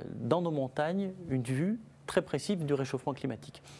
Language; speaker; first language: French; native; French